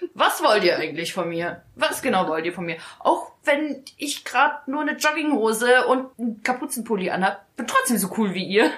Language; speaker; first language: German; early bilingual, other home language; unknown